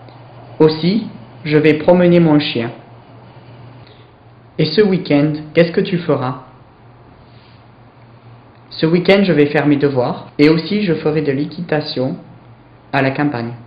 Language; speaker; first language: French; non-native, learner; English